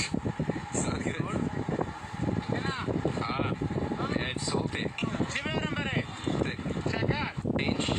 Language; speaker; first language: English; non-native, learner; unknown